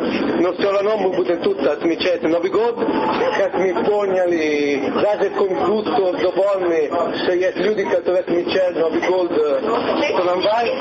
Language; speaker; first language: Russian; non-native, learner; Italian